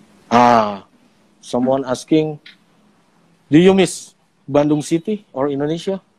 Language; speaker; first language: English; non-native, learner; Indonesian